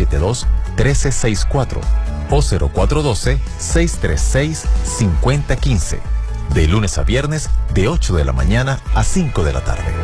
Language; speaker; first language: Spanish; native; Spanish